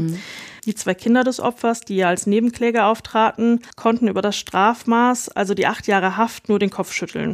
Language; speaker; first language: German; native; German